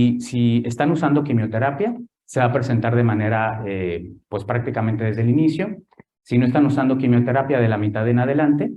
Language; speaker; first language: Spanish; native; Spanish